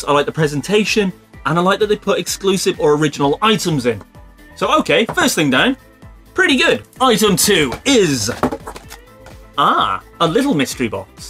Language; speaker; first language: English; native; English